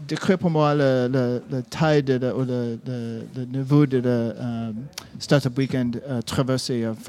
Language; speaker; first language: French; non-native, learner; English